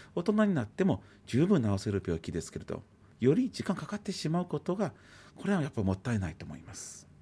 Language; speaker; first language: Japanese; native; Japanese